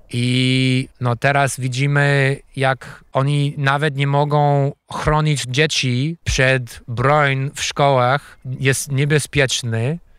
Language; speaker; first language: Polish; non-native, fluent; English